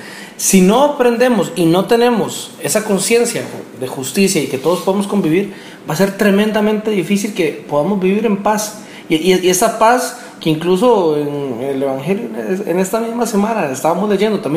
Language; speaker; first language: Spanish; native; Spanish